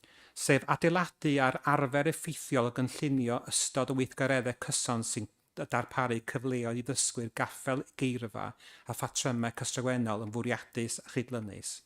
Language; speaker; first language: Welsh; native; Welsh